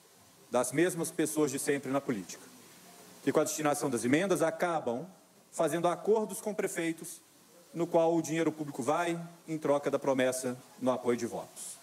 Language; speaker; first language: Portuguese; native; Portuguese